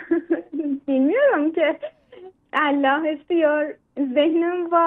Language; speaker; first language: Turkish; non-native, learner; Persian